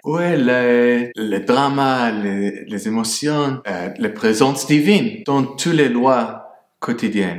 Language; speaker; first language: French; non-native, fluent; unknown